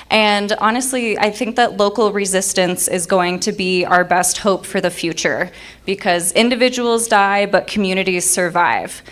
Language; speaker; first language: English; native; English